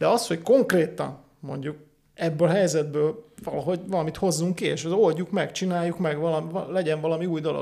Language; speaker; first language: Hungarian; native; Hungarian